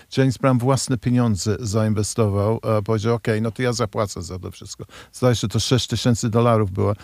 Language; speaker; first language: Polish; non-native, fluent; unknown